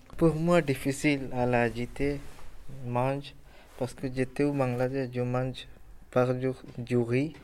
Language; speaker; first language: French; non-native, learner; Bangla